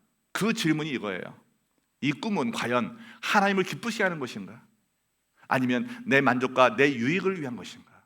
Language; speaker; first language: Korean; native; Korean